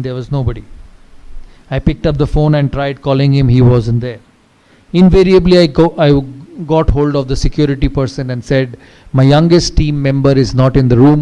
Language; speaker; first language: English; non-native, local second language; Bangla